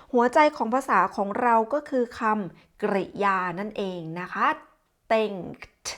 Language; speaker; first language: Thai; native; Thai